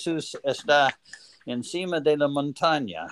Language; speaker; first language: Spanish; non-native, learner; English